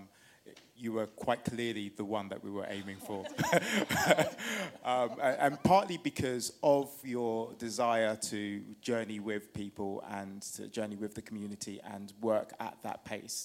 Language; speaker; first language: English; native; English